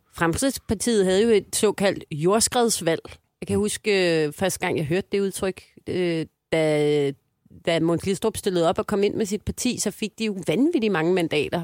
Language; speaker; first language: Danish; native; Danish